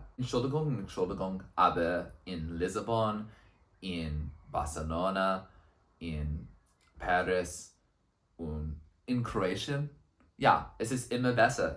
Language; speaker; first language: German; non-native, learner; English